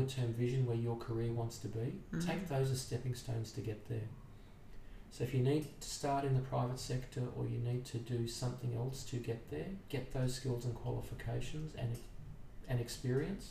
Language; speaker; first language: English; native; English